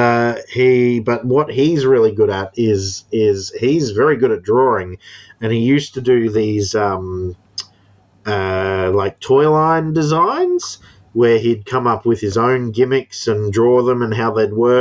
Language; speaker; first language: English; native; English